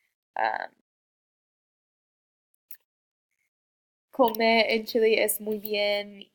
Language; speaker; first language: Spanish; non-native, learner; English